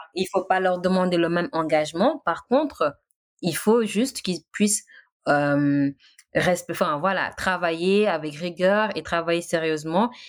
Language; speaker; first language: French; non-native, local second language; Wolof